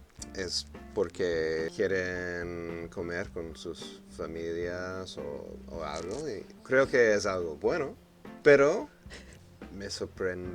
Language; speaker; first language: Spanish; non-native, fluent; English